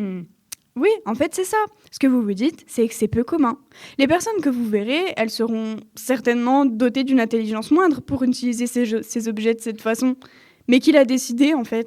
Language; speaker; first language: French; native; French